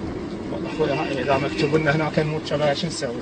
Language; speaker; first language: Arabic; native; Arabic